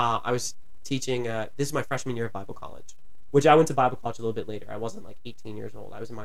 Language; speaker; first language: English; native; English